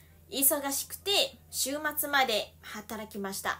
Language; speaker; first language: Japanese; non-native, fluent; Chinese